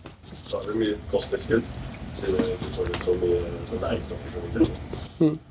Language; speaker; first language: Norwegian; native; Norwegian